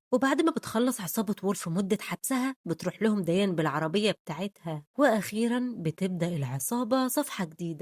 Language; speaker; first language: Arabic; native; Arabic